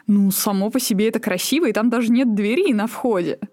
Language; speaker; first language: Russian; native; Russian